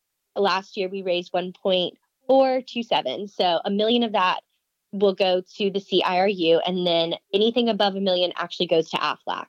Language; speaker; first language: English; native; English